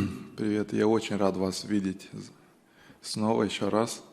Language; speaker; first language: Russian; non-native, local second language; Romanian